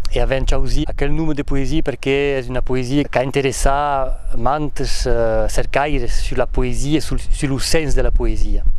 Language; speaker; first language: Occitan; non-native, local second language; French